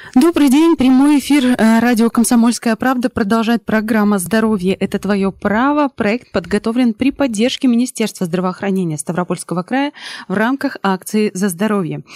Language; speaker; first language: Russian; native; Russian